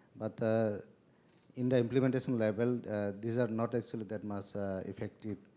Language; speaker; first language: English; non-native, local second language; Kok Borok